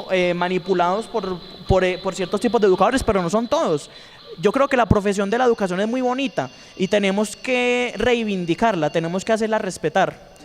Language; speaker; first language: Spanish; native; Spanish